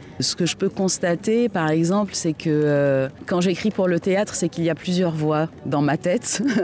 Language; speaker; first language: French; non-native, local second language; Arabic